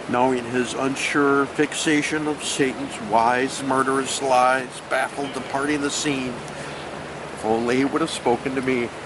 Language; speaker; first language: English; native; English